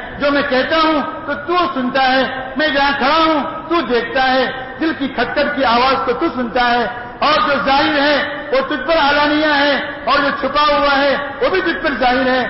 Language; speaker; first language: Urdu; non-native, local second language; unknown